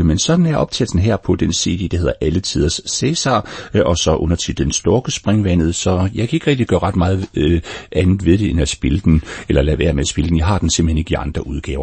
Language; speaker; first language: Danish; native; Danish